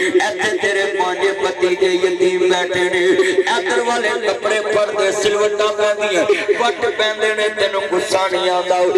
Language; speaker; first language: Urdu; non-native, local second language; Punjabi